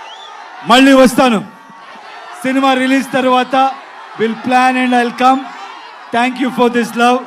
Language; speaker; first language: Telugu; non-native, local second language; Kannada